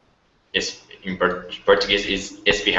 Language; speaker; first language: English; non-native, learner; Portuguese